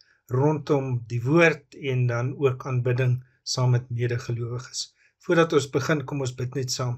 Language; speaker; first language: Afrikaans; native; Afrikaans